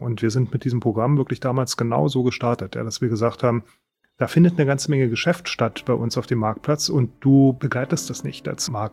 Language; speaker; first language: German; native; German